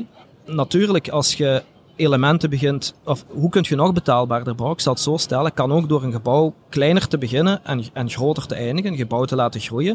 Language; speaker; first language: Dutch; native; Dutch